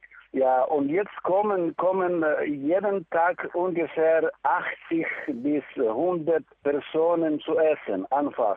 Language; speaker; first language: German; non-native, fluent; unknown